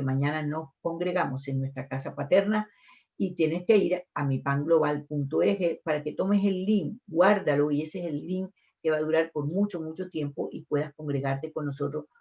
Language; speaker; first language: Spanish; native; Spanish